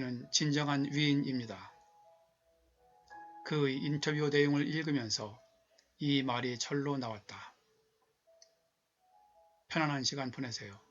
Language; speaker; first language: Korean; native; Korean